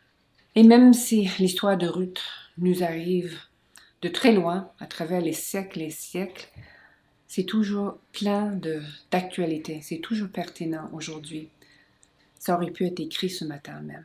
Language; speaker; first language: French; non-native, local second language; English